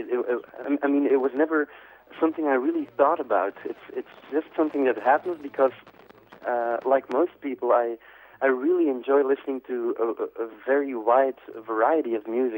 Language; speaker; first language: English; non-native, fluent; Dutch